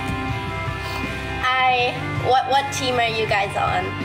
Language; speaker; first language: English; early bilingual, other home language; Thai